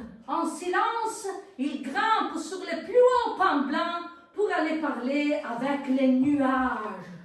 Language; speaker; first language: French; non-native, fluent; Italian